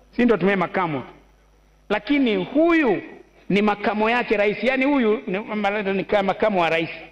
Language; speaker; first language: Swahili; native; Swahili